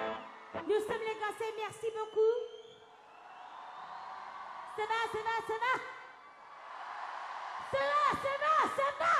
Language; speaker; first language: French; non-native, learner; English